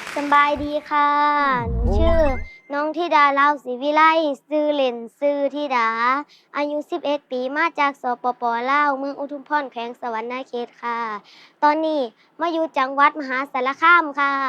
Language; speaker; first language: Thai; early bilingual, other home language; Lao